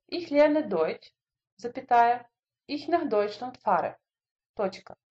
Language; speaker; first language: German; non-native, fluent; Russian